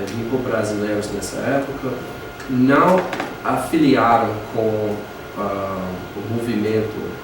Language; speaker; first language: Portuguese; non-native, fluent; English